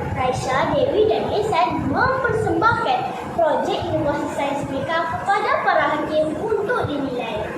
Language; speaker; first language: Malay; native; Malay